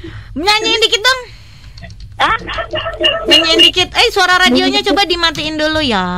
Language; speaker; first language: Indonesian; native; Indonesian